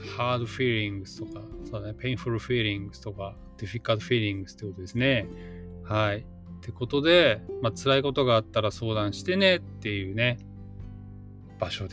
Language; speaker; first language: Japanese; native; Japanese